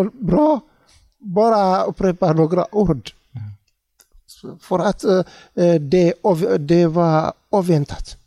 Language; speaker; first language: Swedish; non-native, learner; Tigrinya